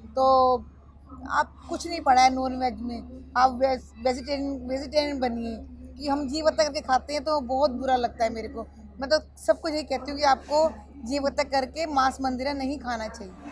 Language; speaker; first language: Hindi; native; Hindi